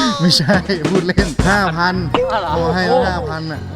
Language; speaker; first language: Thai; native; Thai